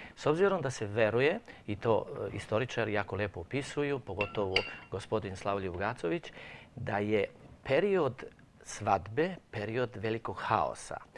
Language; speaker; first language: Croatian; non-native, local second language; Romanian